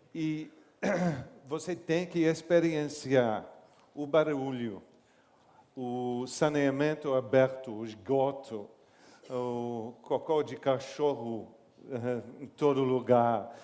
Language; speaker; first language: Portuguese; non-native, learner; English